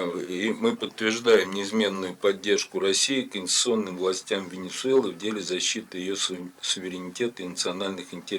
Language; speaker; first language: Russian; native; Russian